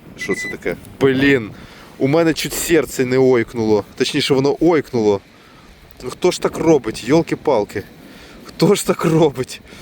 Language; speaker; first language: Ukrainian; non-native, local second language; Russian